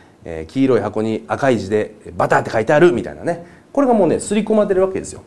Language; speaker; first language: Japanese; native; Japanese